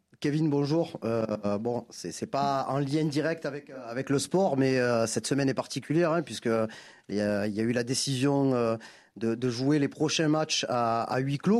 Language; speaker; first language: French; native; French